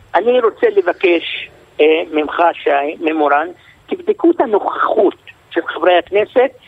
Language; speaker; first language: Hebrew; non-native, local second language; Arabic